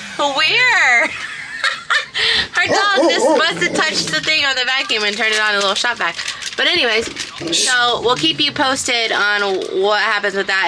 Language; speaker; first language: English; native; English